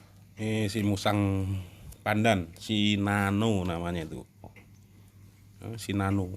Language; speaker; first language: Indonesian; native; Indonesian